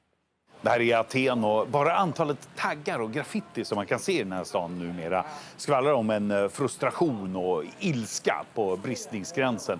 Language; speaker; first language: Swedish; native; Swedish